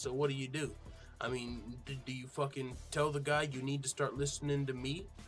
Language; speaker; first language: English; native; English